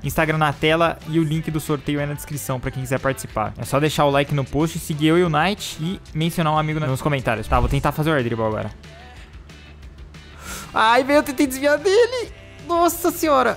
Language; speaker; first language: Portuguese; native; Portuguese